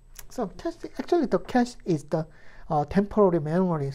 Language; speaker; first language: English; non-native, fluent; Korean